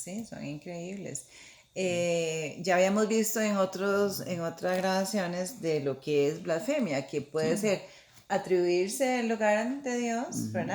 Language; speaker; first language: Spanish; native; Spanish